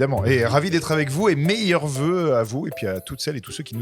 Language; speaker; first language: French; native; French